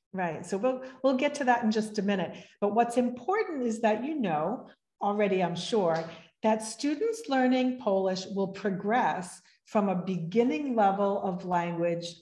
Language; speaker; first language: English; native; English